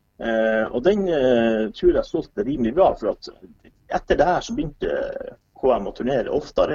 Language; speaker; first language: Norwegian; native; Norwegian